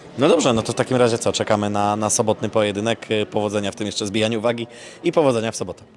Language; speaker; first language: Polish; native; Polish